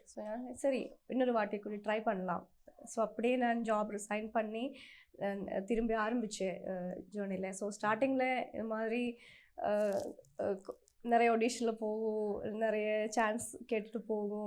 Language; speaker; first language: Tamil; non-native, learner; Malayalam